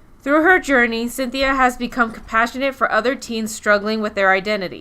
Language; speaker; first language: English; native; English